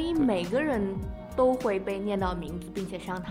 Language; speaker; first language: Chinese; native; Chinese